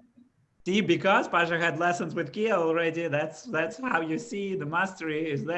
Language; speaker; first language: English; non-native, fluent; Russian